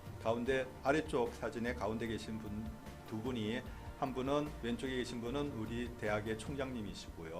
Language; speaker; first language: Korean; native; Korean